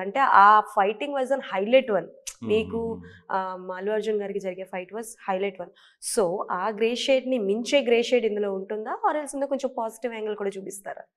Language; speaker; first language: Telugu; native; Telugu